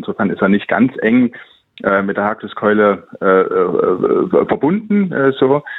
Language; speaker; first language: German; native; German